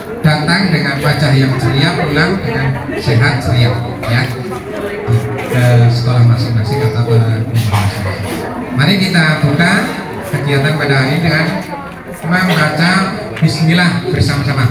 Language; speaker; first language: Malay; non-native, local second language; Javanese